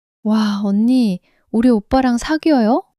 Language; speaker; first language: Korean; early bilingual, heritage; English